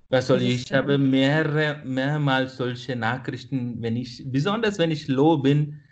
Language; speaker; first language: German; non-native, fluent; Kannada